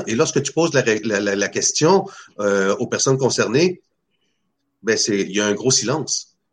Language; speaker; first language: French; non-native, fluent; Spanish